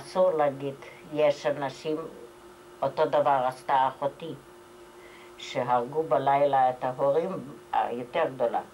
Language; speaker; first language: Hebrew; non-native, fluent; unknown